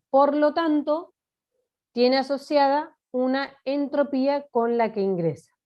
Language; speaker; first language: Spanish; native; Spanish